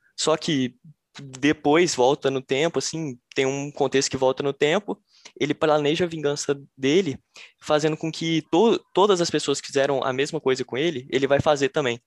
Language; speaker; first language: Portuguese; native; Portuguese